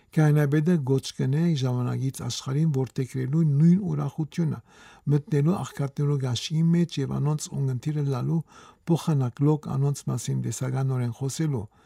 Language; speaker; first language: Armenian; early bilingual, heritage; Armenian